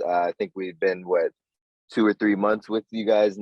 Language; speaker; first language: English; native; English